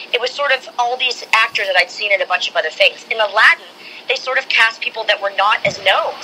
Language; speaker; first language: English; native; English